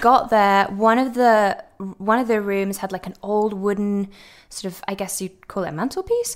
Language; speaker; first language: English; native; English